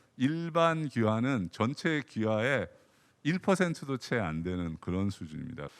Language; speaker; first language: Korean; native; Korean